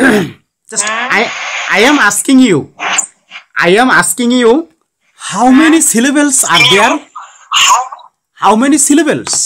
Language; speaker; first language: English; non-native, learner; Bangla